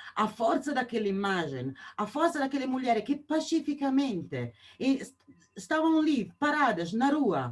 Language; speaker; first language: Portuguese; non-native, fluent; Italian